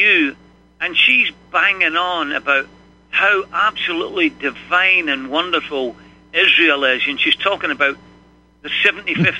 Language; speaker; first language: English; native; English